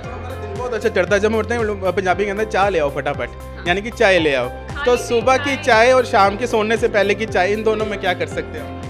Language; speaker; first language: Hindi; non-native, local second language; Punjabi